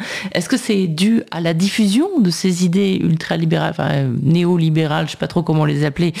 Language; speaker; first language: French; native; French